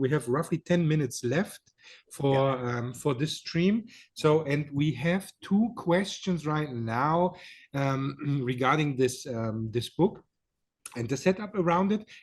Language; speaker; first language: English; non-native, fluent; German